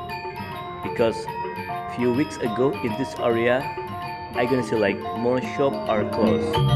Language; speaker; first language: English; non-native, learner; Indonesian